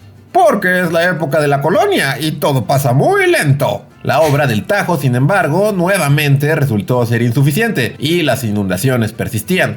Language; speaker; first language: Spanish; native; Spanish